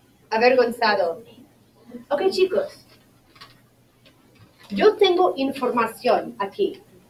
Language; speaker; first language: Spanish; non-native, fluent; English